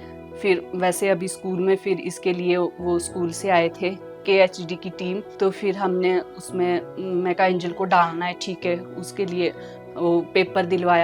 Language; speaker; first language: Hindi; native; Hindi